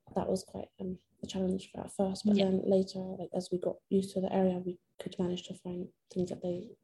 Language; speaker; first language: English; non-native, fluent; Persian